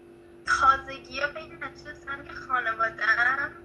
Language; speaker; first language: Persian; native; Persian